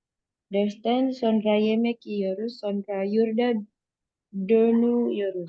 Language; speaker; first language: Turkish; non-native, learner; Indonesian